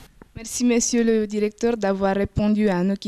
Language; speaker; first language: French; non-native, learner; Romanian